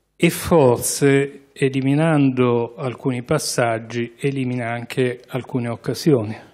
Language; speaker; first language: Italian; native; Italian